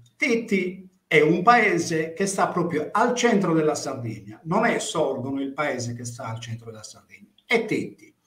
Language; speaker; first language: Italian; native; Italian